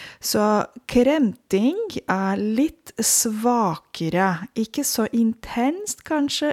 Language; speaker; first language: Norwegian; non-native, fluent; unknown